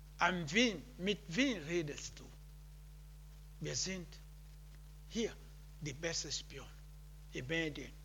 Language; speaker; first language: German; non-native, learner; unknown